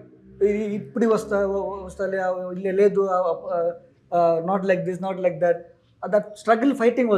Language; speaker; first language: Telugu; non-native, learner; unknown